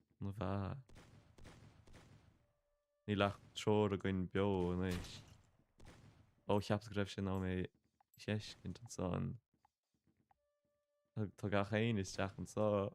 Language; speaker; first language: Irish; non-native, local second language; English